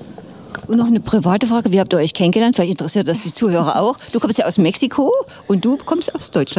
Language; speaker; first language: German; native; German